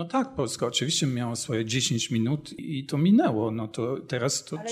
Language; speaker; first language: Polish; non-native, fluent; German